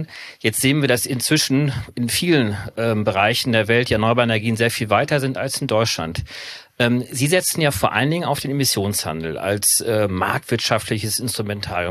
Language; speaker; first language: German; native; German